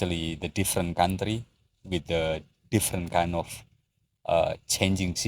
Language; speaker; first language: English; non-native, learner; Indonesian